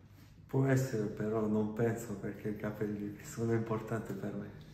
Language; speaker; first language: Italian; non-native, fluent; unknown